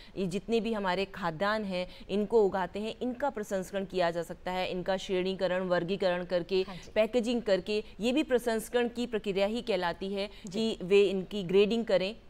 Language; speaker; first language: Hindi; native; Hindi